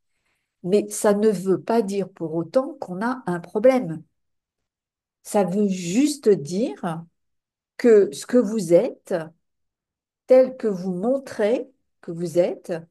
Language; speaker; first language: French; native; French